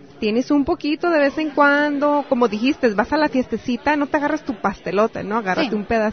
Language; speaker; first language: Spanish; native; Spanish